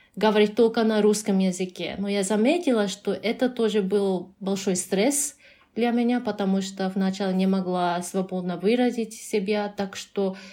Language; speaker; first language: Russian; non-native, fluent; Japanese